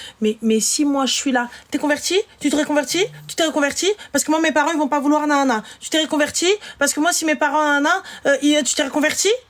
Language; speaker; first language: French; early bilingual, other home language; Arabic